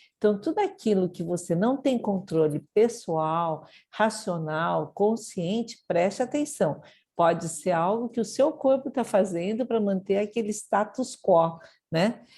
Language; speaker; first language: Portuguese; early bilingual, other home language; Japanese